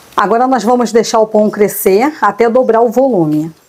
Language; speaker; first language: Portuguese; native; Portuguese